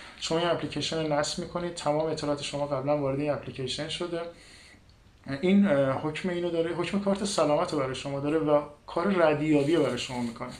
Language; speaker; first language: Persian; native; Persian